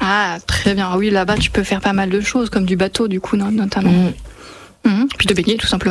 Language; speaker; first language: French; native; French